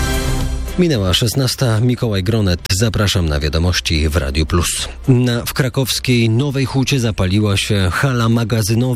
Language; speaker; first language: Polish; native; Polish